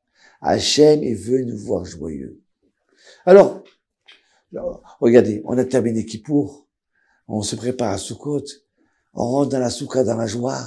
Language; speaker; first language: French; native; French